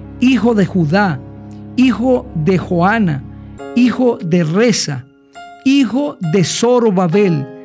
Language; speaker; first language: Spanish; native; Spanish